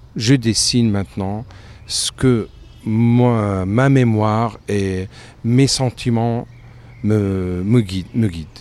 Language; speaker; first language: French; non-native, fluent; Arabic